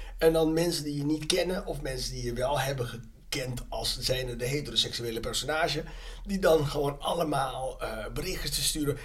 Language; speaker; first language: Dutch; native; Dutch